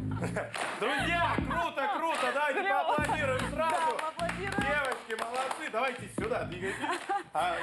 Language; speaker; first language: Russian; native; Russian